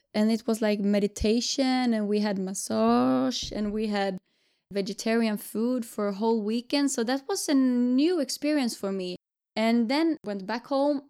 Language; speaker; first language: English; non-native, fluent; Swedish